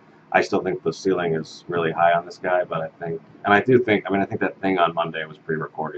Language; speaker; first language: English; native; English